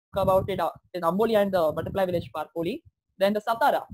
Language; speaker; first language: English; non-native, local second language; Marathi